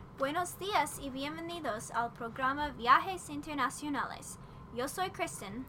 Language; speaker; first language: Spanish; non-native, learner; English